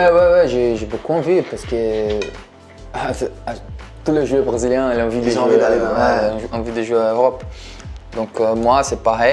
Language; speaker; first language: French; non-native, learner; Portuguese